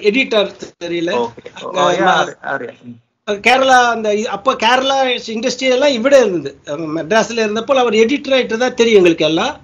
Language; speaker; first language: Tamil; early bilingual, heritage; Tamil